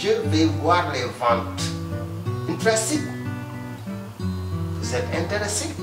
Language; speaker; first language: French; non-native, fluent; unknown